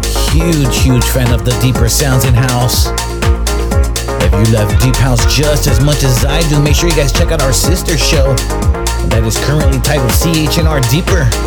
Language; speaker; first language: English; native; English